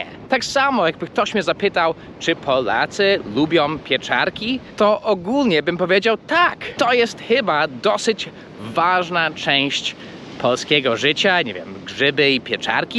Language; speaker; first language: Polish; early bilingual, heritage; Polish